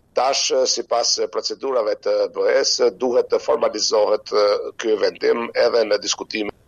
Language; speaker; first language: Albanian; native; Albanian